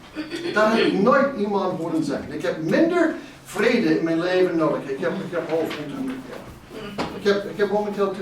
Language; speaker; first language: Dutch; non-native, fluent; English